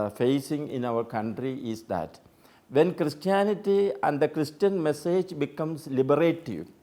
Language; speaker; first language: English; non-native, local second language; Malayalam